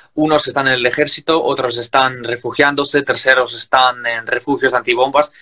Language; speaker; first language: Spanish; non-native, fluent; Ukrainian